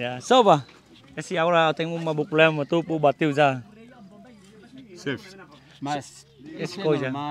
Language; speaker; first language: Portuguese; non-native, learner; Vietnamese